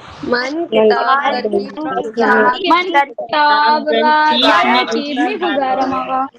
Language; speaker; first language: Persian; non-native, learner; Urdu